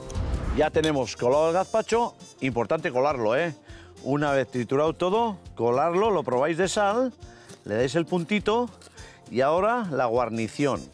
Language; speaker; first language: Spanish; native; Spanish